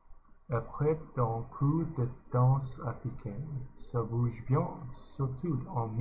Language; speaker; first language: French; non-native, learner; English